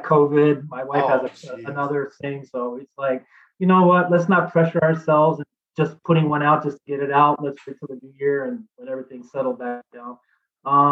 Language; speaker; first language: English; native; English